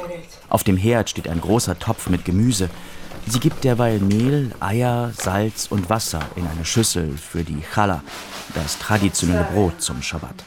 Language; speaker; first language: German; native; German